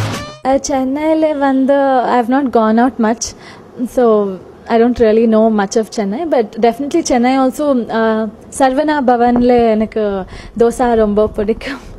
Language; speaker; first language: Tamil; non-native, learner; Kannada